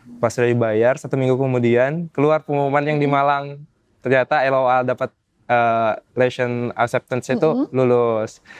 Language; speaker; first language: Indonesian; native; Indonesian